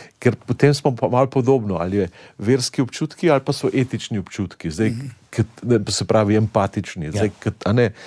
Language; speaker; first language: Slovenian; native; Slovenian